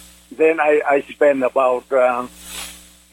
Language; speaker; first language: English; non-native, fluent; Vietnamese